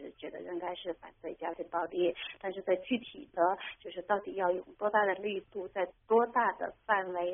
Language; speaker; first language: Chinese; native; Chinese